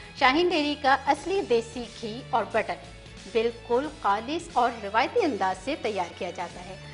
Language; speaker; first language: Urdu; native; Urdu